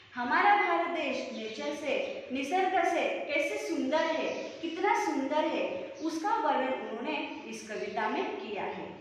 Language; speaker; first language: Hindi; non-native, local second language; Marathi